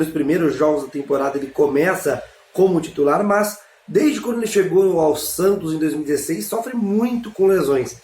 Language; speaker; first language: Portuguese; native; Portuguese